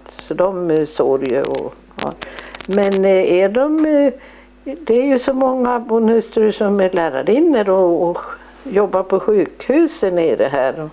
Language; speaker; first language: Swedish; native; Swedish